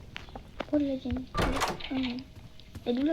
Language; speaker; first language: French; native; French